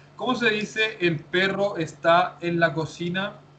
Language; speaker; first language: Spanish; native; Spanish